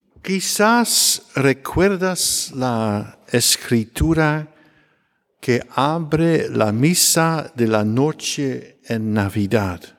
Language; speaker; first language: Spanish; non-native, fluent; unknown